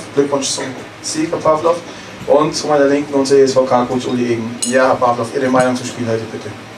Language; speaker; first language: German; native; German